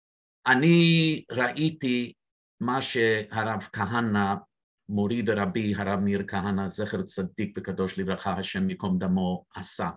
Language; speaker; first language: Hebrew; non-native, fluent; English